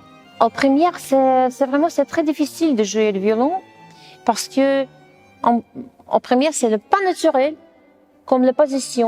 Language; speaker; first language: French; non-native, fluent; Russian